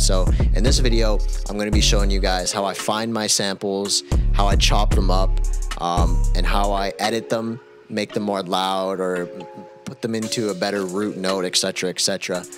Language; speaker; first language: English; native; English